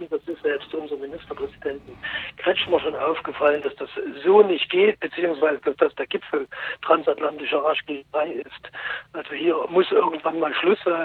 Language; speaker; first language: German; native; German